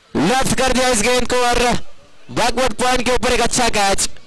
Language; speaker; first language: Hindi; non-native, local second language; Marathi